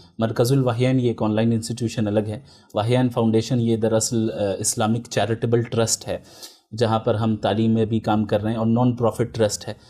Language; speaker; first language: Urdu; native; Urdu